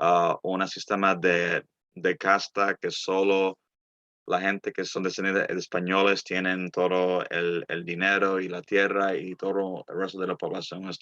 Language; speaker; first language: Spanish; early bilingual, heritage; Spanish